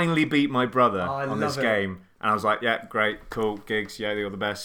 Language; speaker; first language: English; native; English